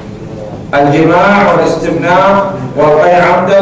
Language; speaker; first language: Arabic; native; Arabic